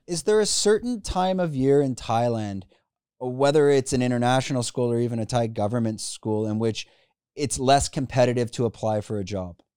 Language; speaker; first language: English; native; English